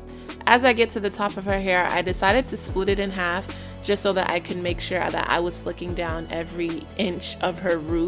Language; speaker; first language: English; native; English